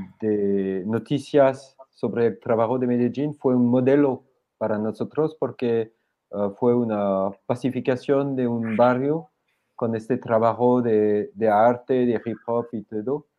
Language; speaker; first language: Spanish; non-native, fluent; French